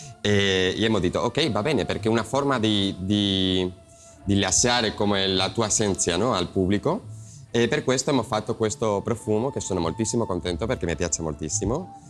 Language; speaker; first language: Italian; non-native, learner; Spanish